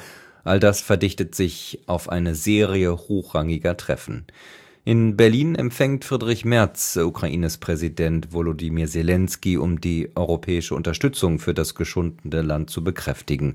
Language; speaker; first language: German; native; German